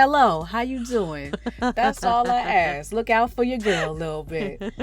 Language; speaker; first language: English; native; English